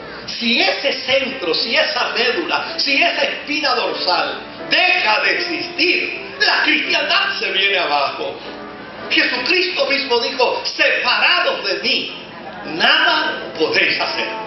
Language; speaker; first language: Spanish; native; Spanish